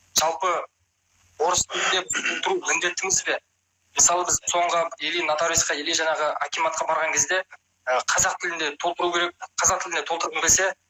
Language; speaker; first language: Kazakh; native; Kazakh